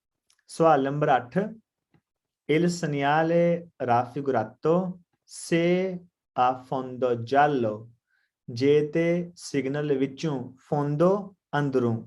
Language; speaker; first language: Italian; non-native, learner; Punjabi